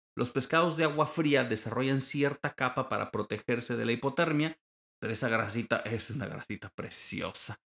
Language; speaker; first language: Spanish; native; Spanish